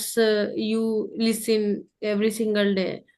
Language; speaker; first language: English; non-native, local second language; Hindi